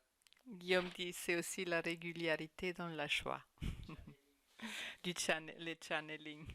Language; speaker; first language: French; non-native, fluent; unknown